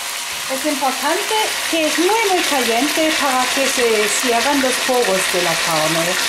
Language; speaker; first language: Spanish; non-native, fluent; German